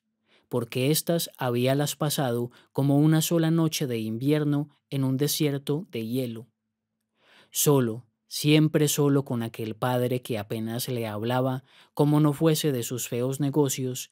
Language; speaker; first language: Spanish; native; Spanish